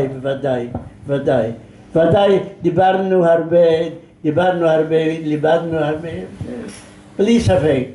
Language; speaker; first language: Hebrew; non-native, fluent; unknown